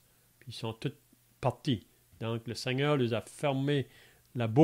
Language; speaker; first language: French; native; French